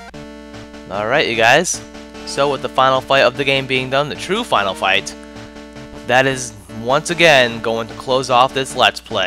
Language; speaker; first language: English; native; English